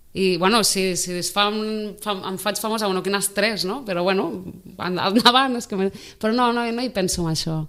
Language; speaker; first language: Catalan; native; Catalan